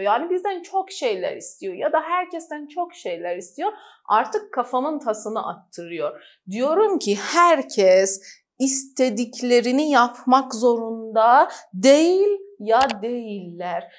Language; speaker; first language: Turkish; non-native, fluent; Persian